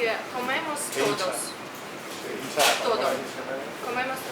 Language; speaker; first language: Spanish; non-native, learner; English